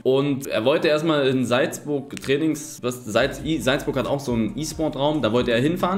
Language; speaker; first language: German; native; German